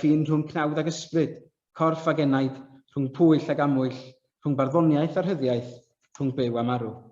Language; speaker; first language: Welsh; native; Welsh